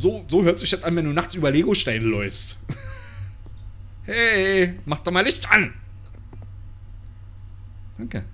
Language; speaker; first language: German; native; German